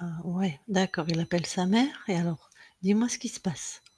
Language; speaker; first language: French; native; French